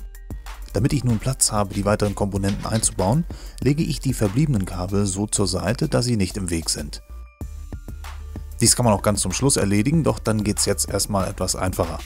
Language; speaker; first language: German; native; German